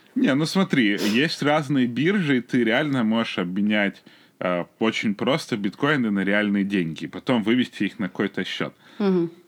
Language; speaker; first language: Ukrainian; non-native, local second language; Russian